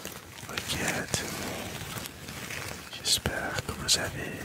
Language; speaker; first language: French; non-native, learner; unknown